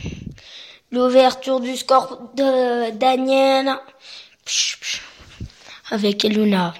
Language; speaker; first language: French; native; French